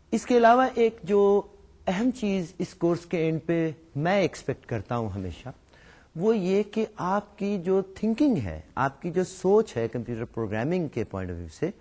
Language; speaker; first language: Urdu; native; Urdu